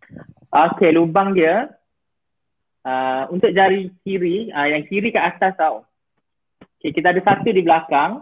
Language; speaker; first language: Malay; native; Malay